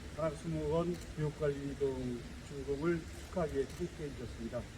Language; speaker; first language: Korean; native; Korean